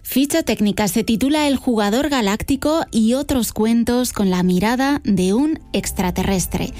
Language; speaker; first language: Spanish; native; Spanish